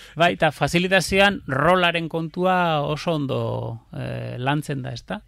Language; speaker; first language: Basque; native; Basque